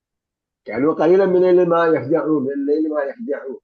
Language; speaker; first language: Arabic; non-native, fluent; Malayalam